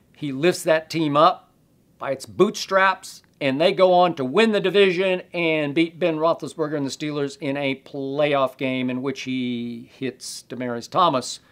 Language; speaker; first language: English; native; English